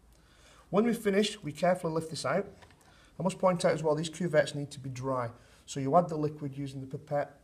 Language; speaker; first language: English; native; English